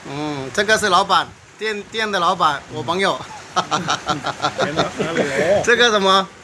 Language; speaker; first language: Chinese; non-native, local second language; Tamil